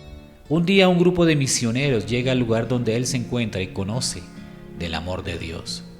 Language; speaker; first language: Spanish; native; Spanish